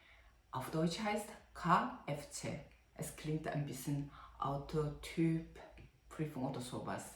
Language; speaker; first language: German; non-native, fluent; Korean